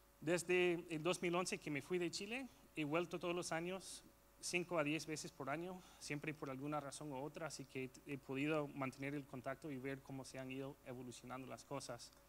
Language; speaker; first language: Spanish; non-native, fluent; English